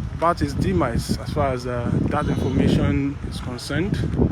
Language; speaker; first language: English; non-native, local second language; Yoruba